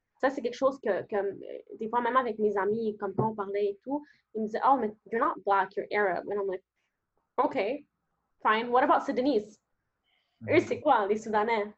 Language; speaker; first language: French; early bilingual, other home language; Arabic